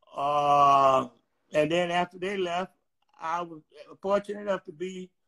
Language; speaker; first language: English; native; English